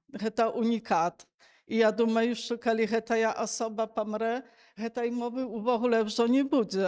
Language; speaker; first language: Polish; non-native, local second language; Belarusian